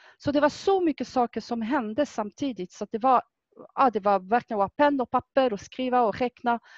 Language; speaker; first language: Swedish; non-native, fluent; French